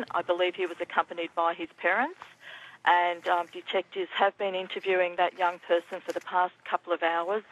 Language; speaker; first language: English; native; English